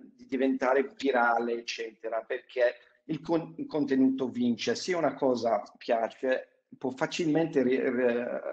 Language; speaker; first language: Italian; non-native, fluent; English